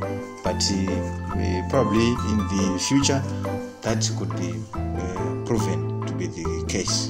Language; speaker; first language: English; non-native, local second language; Shona